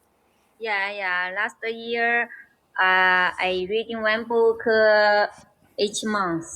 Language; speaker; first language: English; non-native, learner; Chinese